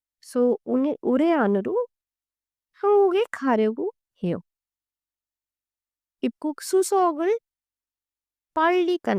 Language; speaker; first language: Korean; non-native, learner; Hindi